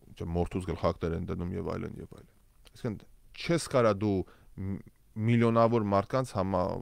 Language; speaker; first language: Armenian; native; Armenian